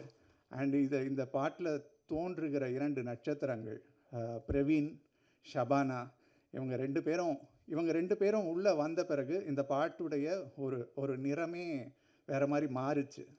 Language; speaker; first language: Tamil; native; Tamil